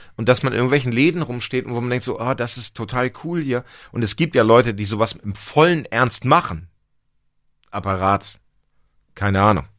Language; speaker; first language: German; native; German